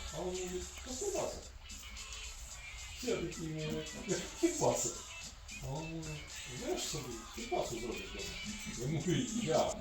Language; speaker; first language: Polish; non-native, fluent; Ukrainian